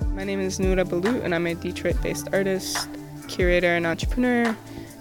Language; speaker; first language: English; early bilingual, other home language; Arabic